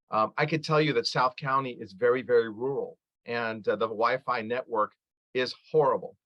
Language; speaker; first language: English; early bilingual, other home language; Arabic